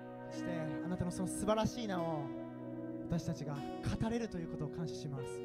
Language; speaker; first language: Japanese; native; Japanese